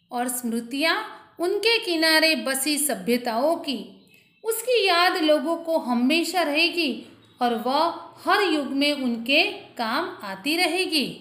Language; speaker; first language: Hindi; non-native, local second language; Gujarati